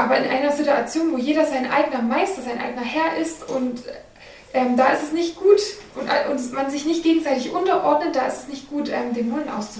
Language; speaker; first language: German; native; German